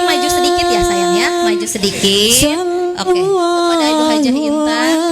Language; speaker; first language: Indonesian; native; Indonesian